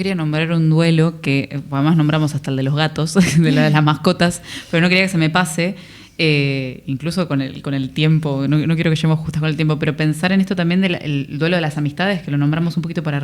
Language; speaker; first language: Spanish; native; Spanish